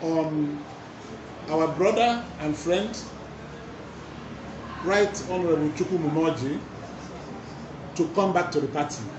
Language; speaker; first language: English; non-native, local second language; Igbo